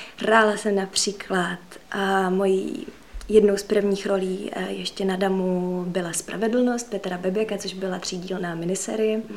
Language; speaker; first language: Czech; early bilingual, other home language; Russian